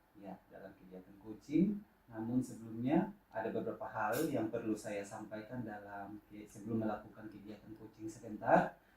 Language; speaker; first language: Indonesian; non-native, local second language; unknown